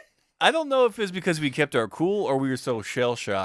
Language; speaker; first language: English; native; English